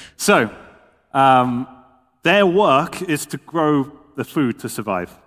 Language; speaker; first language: Dutch; non-native, fluent; English